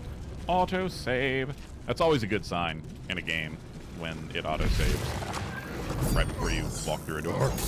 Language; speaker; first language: English; native; English